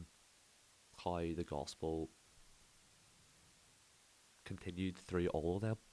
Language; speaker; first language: English; native; English